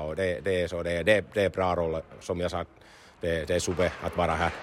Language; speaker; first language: Swedish; non-native, learner; Finnish